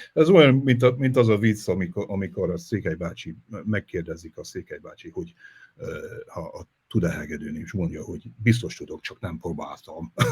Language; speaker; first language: Hungarian; non-native, fluent; English